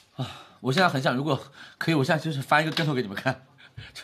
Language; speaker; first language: Chinese; native; Chinese